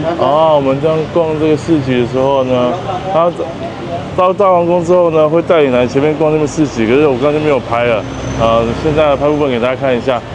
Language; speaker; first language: Chinese; native; Chinese